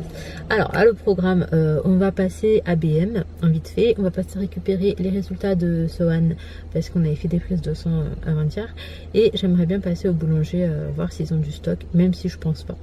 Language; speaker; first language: French; native; French